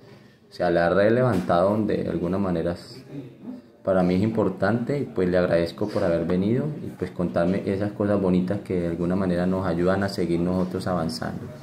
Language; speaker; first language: Spanish; native; Spanish